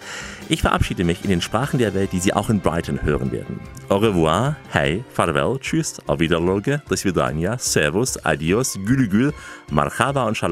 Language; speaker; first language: German; native; German